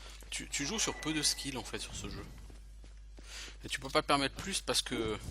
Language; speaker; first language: French; native; French